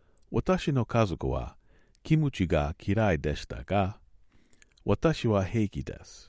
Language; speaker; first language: Japanese; non-native, learner; English